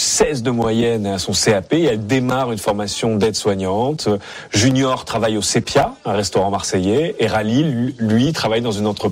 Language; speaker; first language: French; native; French